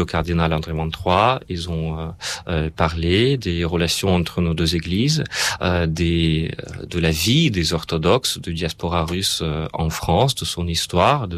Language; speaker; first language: French; non-native, fluent; Russian